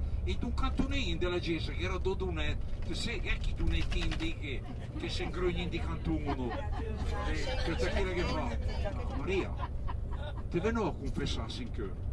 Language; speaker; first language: Italian; native; Italian